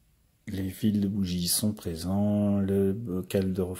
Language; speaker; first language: French; native; French